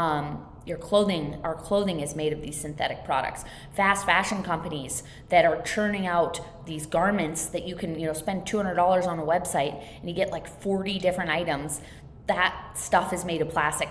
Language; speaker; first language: English; native; English